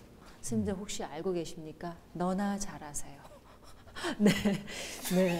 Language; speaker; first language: Korean; native; Korean